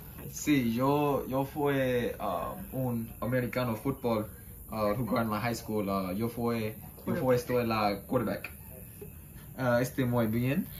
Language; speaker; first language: Spanish; non-native, learner; English